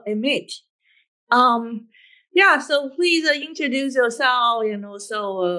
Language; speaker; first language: English; non-native, fluent; Chinese